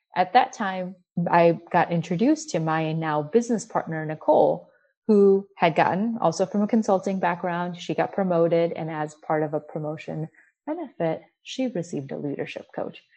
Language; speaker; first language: English; early bilingual, other home language; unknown